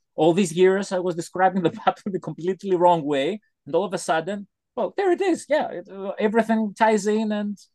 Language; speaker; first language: English; non-native, fluent; Greek